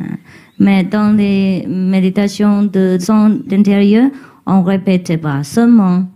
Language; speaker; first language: French; non-native, learner; Vietnamese